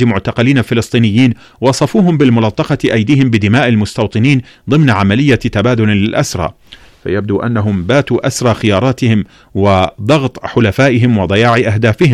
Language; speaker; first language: Arabic; native; Arabic